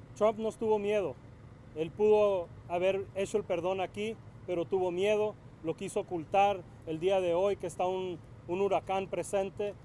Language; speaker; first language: Spanish; early bilingual, other home language; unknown